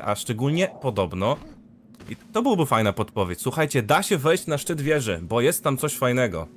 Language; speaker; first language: Polish; native; Polish